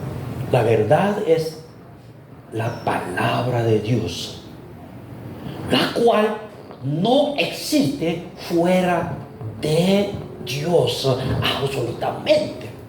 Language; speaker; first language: Spanish; non-native, fluent; Korean